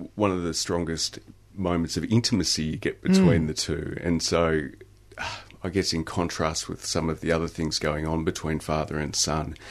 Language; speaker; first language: English; native; English